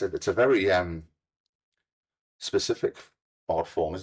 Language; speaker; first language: English; native; English